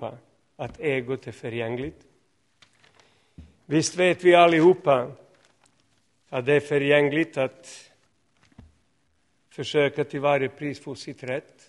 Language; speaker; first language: Swedish; non-native, fluent; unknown